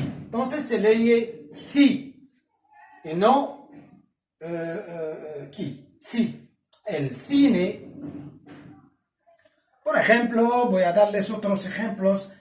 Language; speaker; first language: Spanish; non-native, fluent; Arabic